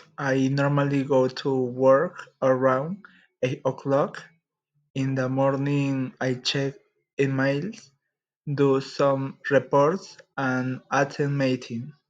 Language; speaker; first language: English; non-native, learner; Spanish